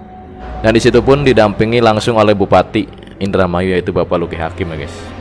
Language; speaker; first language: Indonesian; native; Indonesian